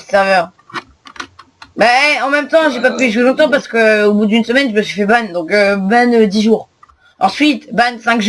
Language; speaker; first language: French; native; French